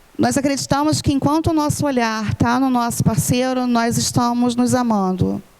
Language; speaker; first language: Portuguese; non-native, fluent; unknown